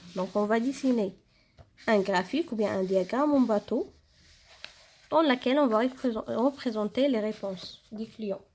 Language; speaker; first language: French; non-native, local second language; Arabic